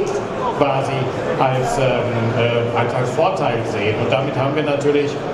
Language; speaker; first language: German; native; German